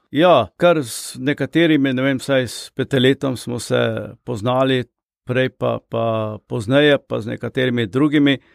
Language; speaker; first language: Slovenian; native; Slovenian